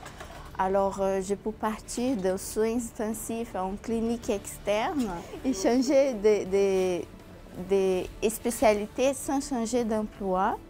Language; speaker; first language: French; non-native, fluent; Portuguese